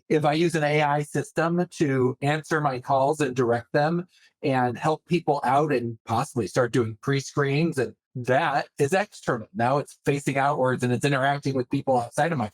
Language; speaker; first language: English; native; English